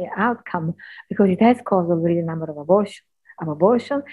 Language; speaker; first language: English; non-native, fluent; Italian